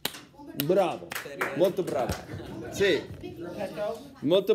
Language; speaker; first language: Italian; non-native, fluent; English